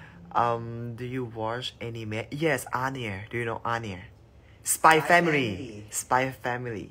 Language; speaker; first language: English; non-native, learner; Thai